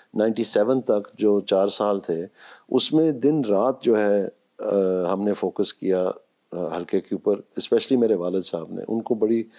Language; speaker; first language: Urdu; non-native, local second language; Punjabi